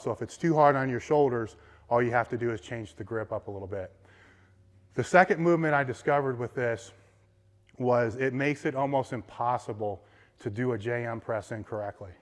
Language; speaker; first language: English; native; English